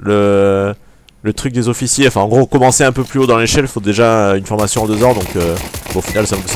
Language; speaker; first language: French; native; French